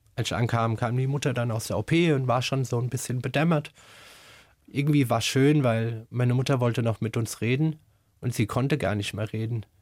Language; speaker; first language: German; native; German